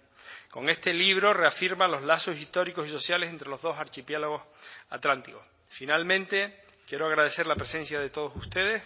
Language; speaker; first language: Spanish; native; Spanish